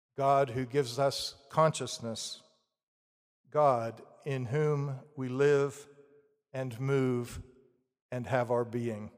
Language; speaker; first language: English; native; English